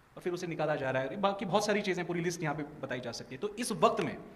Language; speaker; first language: Hindi; non-native, local second language; Marathi